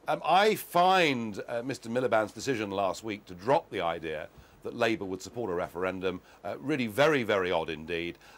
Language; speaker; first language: English; native; English